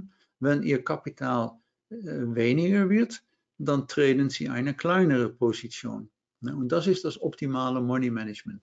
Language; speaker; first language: German; non-native, learner; Dutch